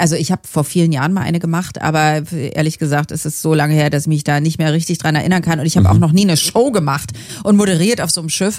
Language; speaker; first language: German; native; German